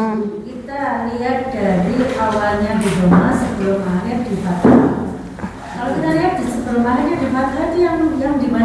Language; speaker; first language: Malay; non-native, local second language; Javanese